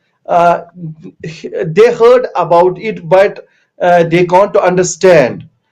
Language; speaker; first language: English; non-native, local second language; Kashmiri